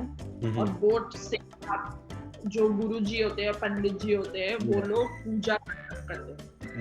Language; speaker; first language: Hindi; non-native, local second language; Marathi